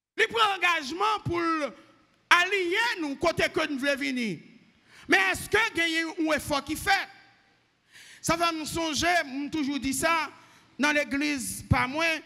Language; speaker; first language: French; non-native, local second language; Haitian Creole